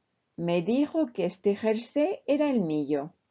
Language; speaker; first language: Spanish; non-native, fluent; French